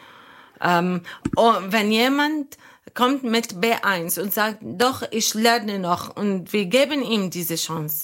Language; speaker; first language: German; non-native, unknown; Arabic